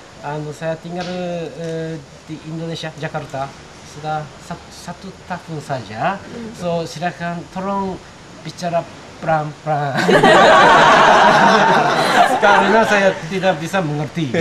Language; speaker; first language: Indonesian; non-native, learner; Japanese